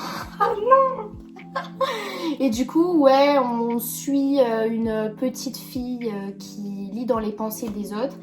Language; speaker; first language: French; native; French